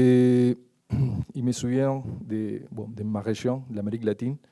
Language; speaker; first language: French; non-native, learner; Spanish